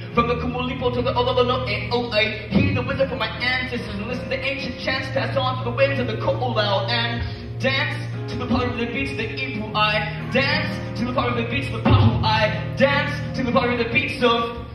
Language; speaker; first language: English; native; English